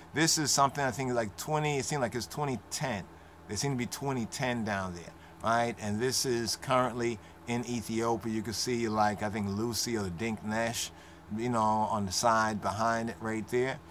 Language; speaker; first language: English; native; English